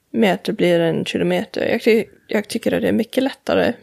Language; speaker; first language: Swedish; non-native, fluent; English